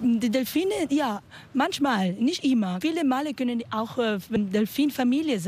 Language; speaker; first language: German; non-native, learner; Spanish